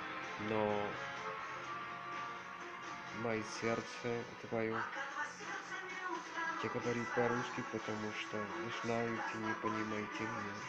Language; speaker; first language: Russian; non-native, learner; Spanish